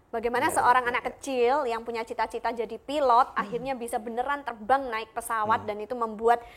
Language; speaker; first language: Indonesian; native; Indonesian